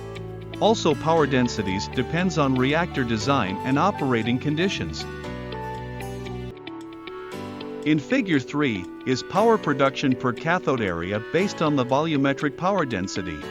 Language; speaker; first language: English; non-native, fluent; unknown